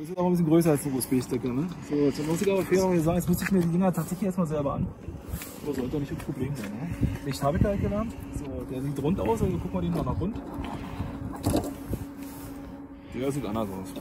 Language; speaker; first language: German; native; German